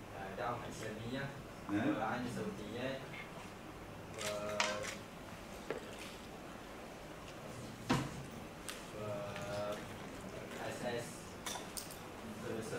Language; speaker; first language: Arabic; non-native, learner; Malay